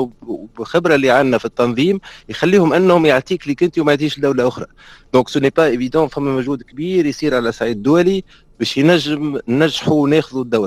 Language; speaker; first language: Arabic; native; Arabic